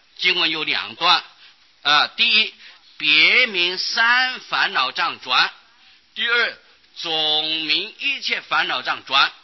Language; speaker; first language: Chinese; non-native, local second language; Hakka Chinese